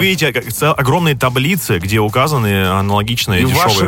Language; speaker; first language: Russian; native; Russian